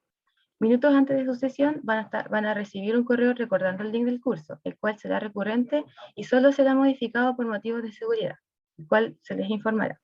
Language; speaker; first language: Spanish; native; Spanish